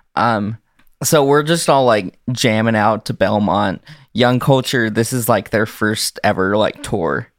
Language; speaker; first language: English; native; English